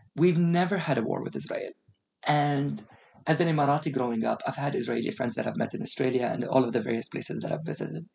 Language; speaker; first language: English; non-native, fluent; Arabic